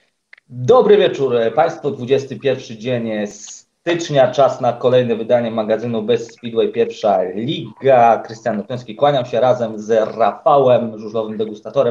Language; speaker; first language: Polish; native; Polish